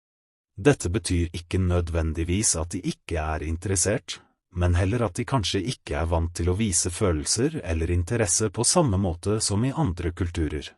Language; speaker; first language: Norwegian; non-native, fluent; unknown